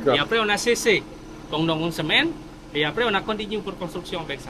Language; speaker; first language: French; non-native, learner; Balinese